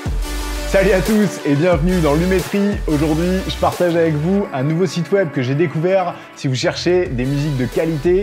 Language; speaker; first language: French; native; French